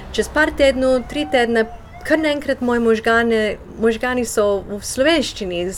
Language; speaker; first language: Slovenian; early bilingual, heritage; Slovenian